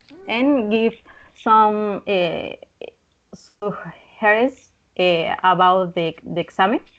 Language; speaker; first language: English; non-native, learner; Spanish